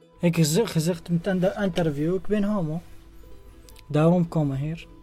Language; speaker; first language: Dutch; non-native, learner; Arabic